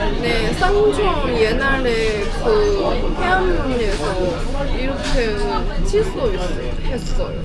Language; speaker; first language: Korean; non-native, learner; Chinese